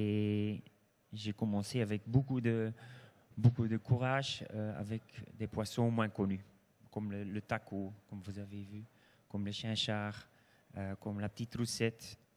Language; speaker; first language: French; non-native, local second language; Dutch